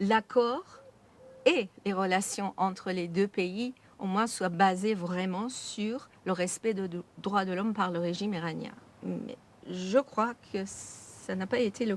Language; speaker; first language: French; non-native, fluent; Persian